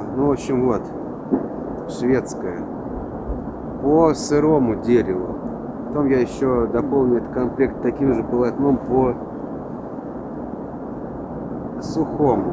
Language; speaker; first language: Russian; native; Russian